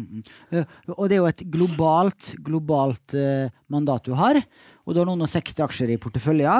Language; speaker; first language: Norwegian; native; Norwegian